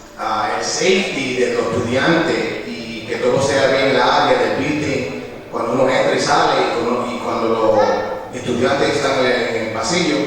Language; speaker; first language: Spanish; early bilingual, heritage; Spanish